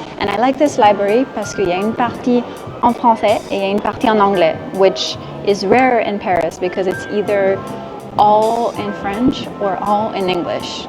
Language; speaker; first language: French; non-native, fluent; English